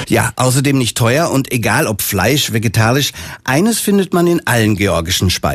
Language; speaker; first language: German; native; German